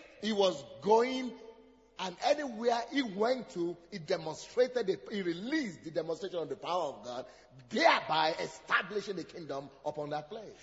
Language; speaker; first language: English; non-native, local second language; Yoruba